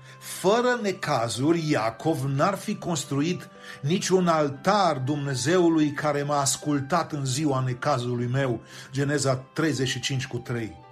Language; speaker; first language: Romanian; native; Romanian